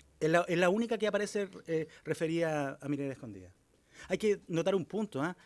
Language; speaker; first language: Spanish; native; Spanish